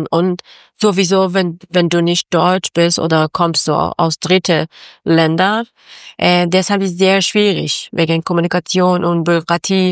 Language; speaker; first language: German; non-native, learner; Persian